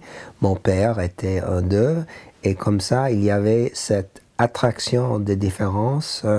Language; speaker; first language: French; non-native, learner; English